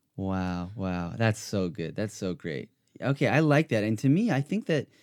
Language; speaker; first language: English; native; English